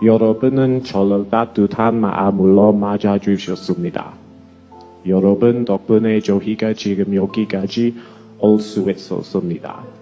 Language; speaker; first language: Korean; non-native, learner; English